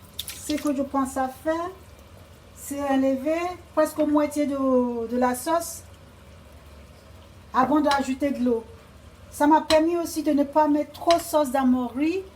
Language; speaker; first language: French; non-native, learner; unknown